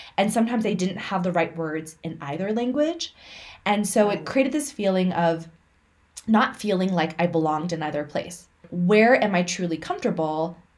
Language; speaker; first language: English; early bilingual, other home language; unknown